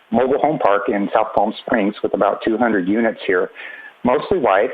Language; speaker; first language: English; native; English